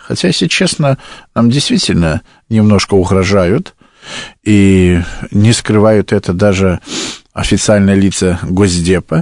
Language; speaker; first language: Russian; native; Russian